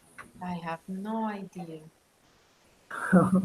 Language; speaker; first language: English; non-native, learner; Spanish